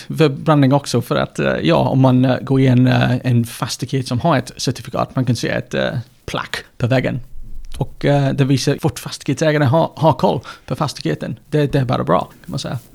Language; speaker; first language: Swedish; non-native, fluent; English